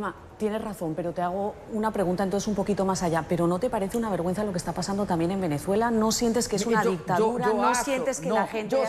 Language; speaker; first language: Spanish; native; Spanish